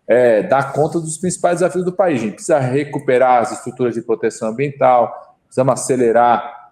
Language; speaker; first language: Portuguese; native; Portuguese